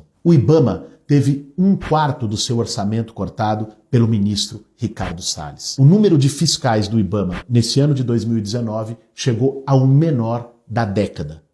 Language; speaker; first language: Portuguese; native; Portuguese